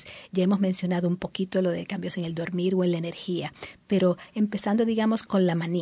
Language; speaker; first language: Spanish; native; Spanish